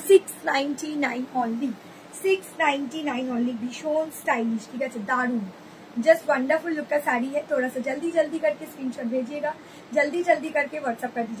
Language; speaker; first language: Hindi; non-native, local second language; Bangla